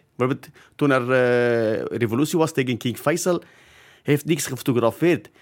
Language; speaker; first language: Dutch; non-native, fluent; Kurdish